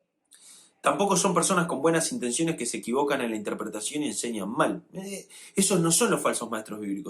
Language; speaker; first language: Spanish; native; Spanish